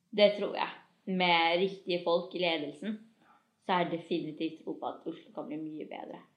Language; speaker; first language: Norwegian; early bilingual, other home language; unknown